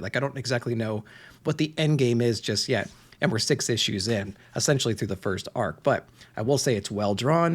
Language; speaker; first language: English; native; English